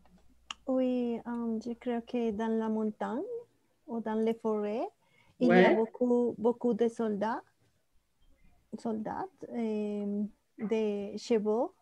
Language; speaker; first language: French; non-native, learner; Spanish